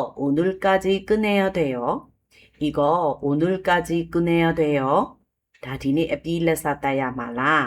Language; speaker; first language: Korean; non-native, fluent; Burmese